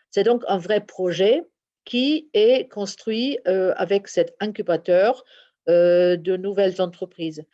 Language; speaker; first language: French; non-native, fluent; German